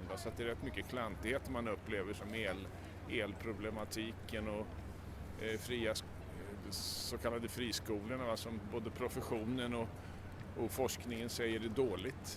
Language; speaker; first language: Swedish; native; Swedish